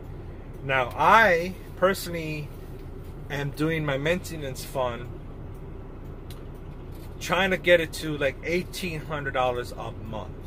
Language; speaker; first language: English; native; English